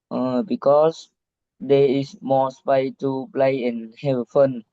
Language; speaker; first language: English; non-native, learner; Vietnamese